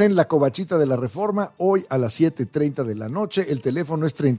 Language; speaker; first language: Spanish; native; Spanish